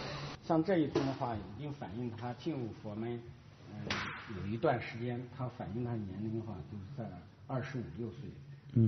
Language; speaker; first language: Chinese; native; Chinese